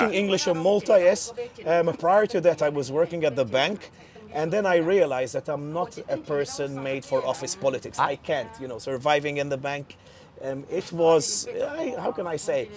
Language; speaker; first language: English; non-native, local second language; Maltese